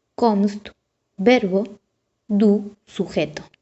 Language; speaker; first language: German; non-native, fluent; Spanish